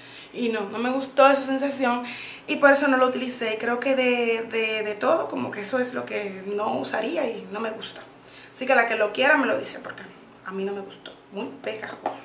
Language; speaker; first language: Spanish; native; Spanish